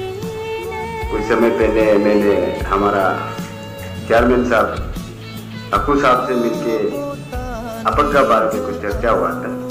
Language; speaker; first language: Hindi; non-native, local second language; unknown